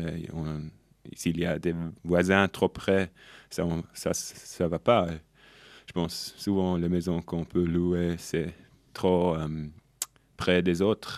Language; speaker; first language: French; non-native, local second language; German